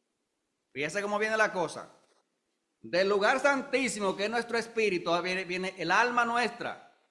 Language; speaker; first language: Spanish; native; Spanish